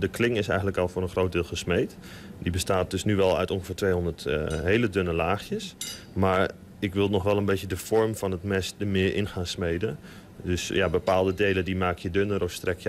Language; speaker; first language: Dutch; native; Dutch